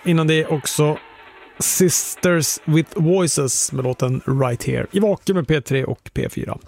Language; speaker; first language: Swedish; native; Swedish